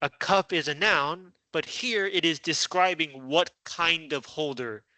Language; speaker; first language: English; non-native, fluent; Chinese